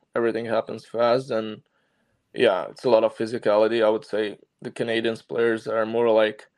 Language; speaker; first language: English; non-native, fluent; Slovak